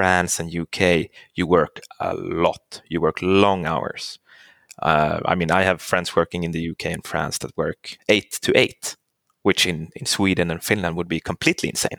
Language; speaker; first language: English; non-native, fluent; Swedish